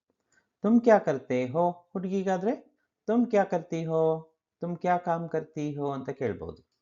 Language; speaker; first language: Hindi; non-native, local second language; Kannada